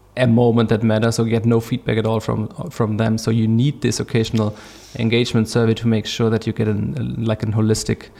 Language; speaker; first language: English; non-native, fluent; German